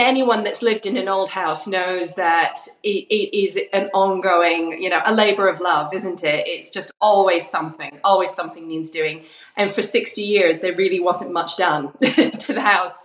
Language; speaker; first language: English; native; English